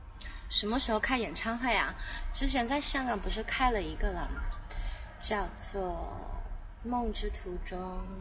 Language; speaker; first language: Chinese; non-native, local second language; Cantonese